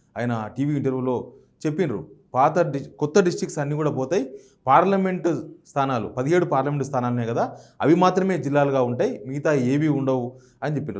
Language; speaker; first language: Telugu; native; Telugu